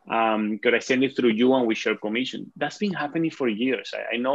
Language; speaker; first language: English; non-native, fluent; Spanish